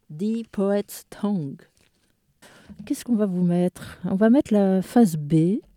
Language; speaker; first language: French; native; French